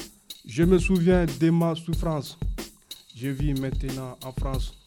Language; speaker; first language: French; non-native, learner; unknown